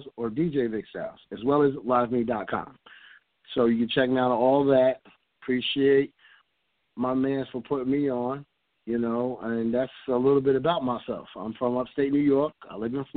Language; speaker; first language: English; native; English